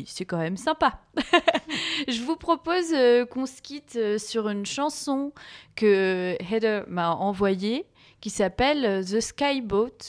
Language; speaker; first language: French; native; French